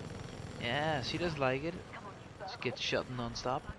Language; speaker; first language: English; non-native, fluent; Dutch